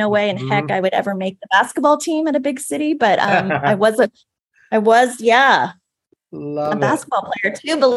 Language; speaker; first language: English; native; English